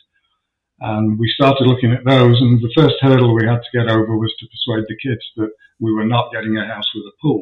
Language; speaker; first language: English; native; English